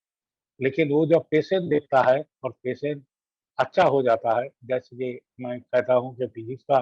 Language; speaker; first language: Hindi; non-native, local second language; Bangla